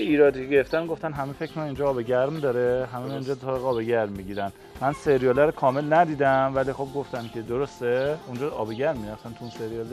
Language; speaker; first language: Persian; native; Persian